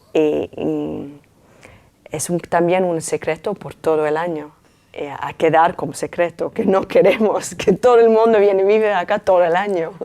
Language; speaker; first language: Spanish; non-native, learner; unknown